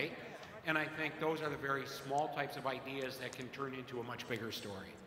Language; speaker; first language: English; native; English